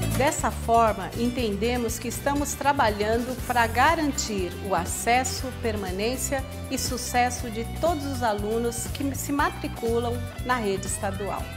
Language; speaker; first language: Portuguese; native; Portuguese